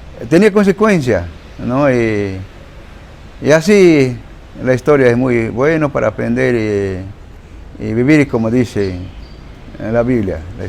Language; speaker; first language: Spanish; non-native, local second language; Shipibo-Conibo